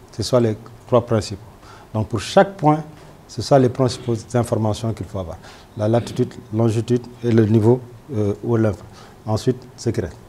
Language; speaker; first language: French; non-native, local second language; Wolof